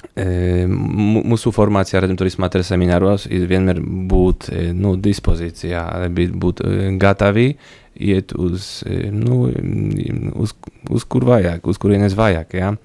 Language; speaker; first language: Latvian; non-native, fluent; Polish